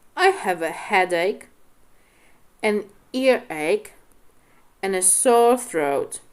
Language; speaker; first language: English; non-native, fluent; Polish